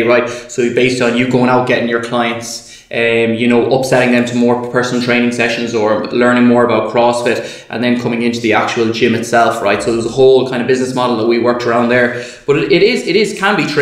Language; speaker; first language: English; native; English